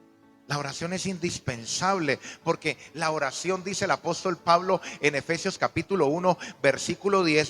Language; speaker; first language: Spanish; native; Spanish